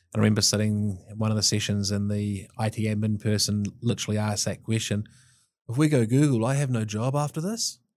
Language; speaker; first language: English; native; English